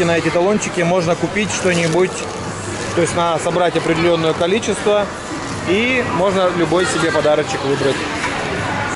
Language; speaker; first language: Russian; native; Russian